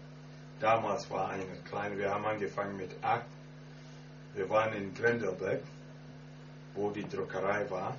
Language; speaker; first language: German; non-native, fluent; Akan